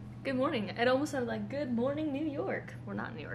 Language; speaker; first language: English; native; English